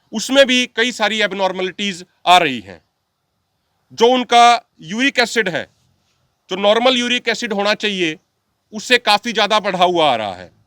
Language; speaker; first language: Hindi; non-native, local second language; Punjabi